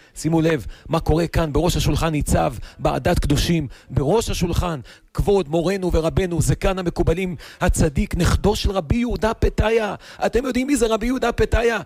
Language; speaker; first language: Hebrew; native; Hebrew